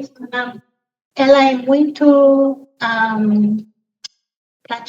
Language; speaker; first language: Portuguese; non-native, fluent; English